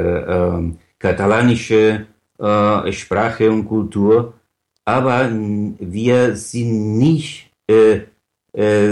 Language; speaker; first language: German; non-native, learner; Catalan